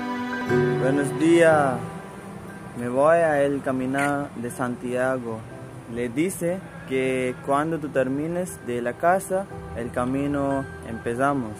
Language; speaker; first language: Spanish; non-native, learner; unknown